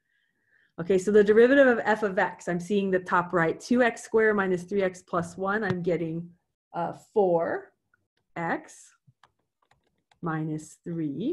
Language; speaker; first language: English; native; English